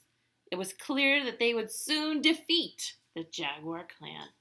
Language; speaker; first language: English; native; English